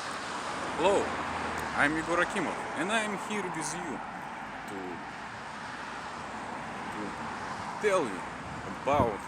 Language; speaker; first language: English; non-native, learner; Russian